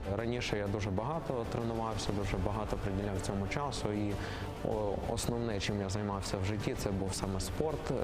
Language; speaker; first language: Ukrainian; native; Ukrainian